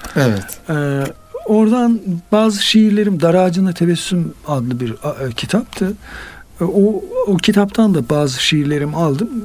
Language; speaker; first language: Turkish; native; Turkish